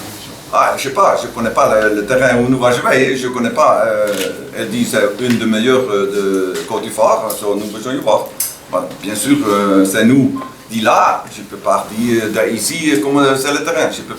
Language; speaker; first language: French; non-native, learner; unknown